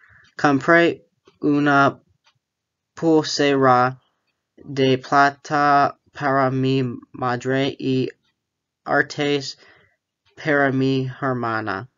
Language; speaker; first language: Spanish; non-native, learner; English